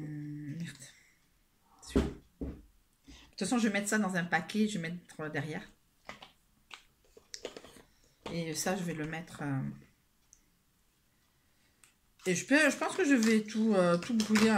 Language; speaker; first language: French; native; French